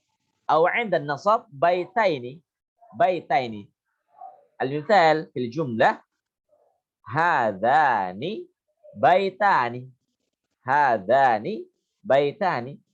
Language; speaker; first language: Arabic; non-native, fluent; Indonesian